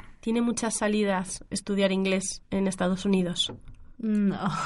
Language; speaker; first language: Spanish; native; Spanish